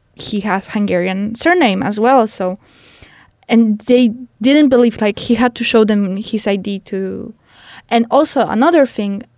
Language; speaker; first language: English; non-native, fluent; Polish